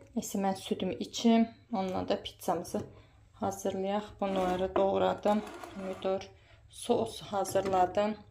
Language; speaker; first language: Azerbaijani; early bilingual, heritage; Azerbaijani